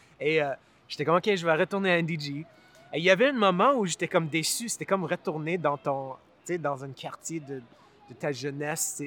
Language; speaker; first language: French; non-native, local second language; English